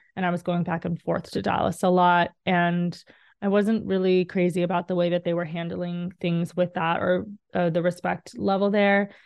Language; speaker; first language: English; native; English